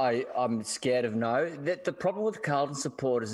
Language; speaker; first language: English; native; English